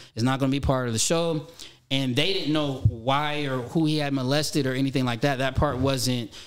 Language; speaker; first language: English; native; English